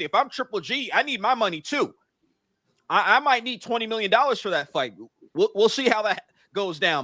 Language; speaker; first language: English; native; English